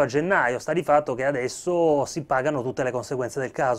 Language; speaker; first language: Italian; native; Italian